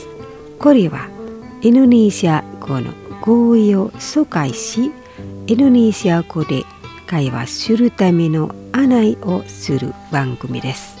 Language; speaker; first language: Japanese; non-native, fluent; Indonesian